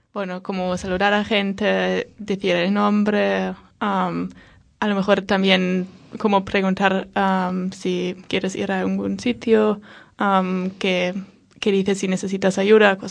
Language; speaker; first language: Spanish; non-native, fluent; German